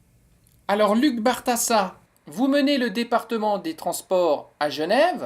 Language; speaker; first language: French; native; French